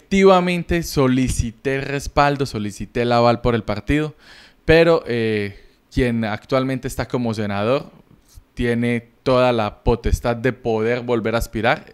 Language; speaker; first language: Spanish; native; Spanish